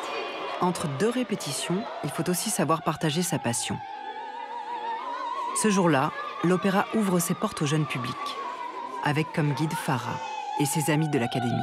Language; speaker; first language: French; native; French